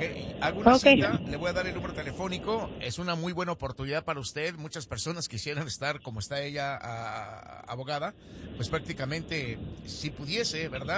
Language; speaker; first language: Spanish; native; Spanish